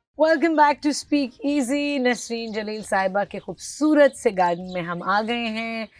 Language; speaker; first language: Urdu; native; Urdu